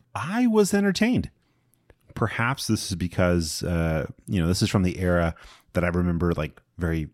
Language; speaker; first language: English; native; English